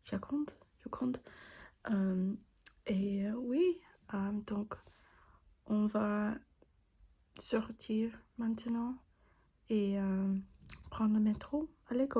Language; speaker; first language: French; non-native, learner; English